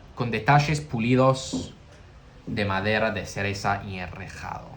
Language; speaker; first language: Spanish; non-native, learner; English